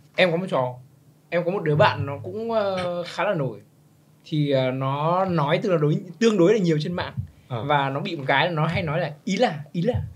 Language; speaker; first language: Vietnamese; native; Vietnamese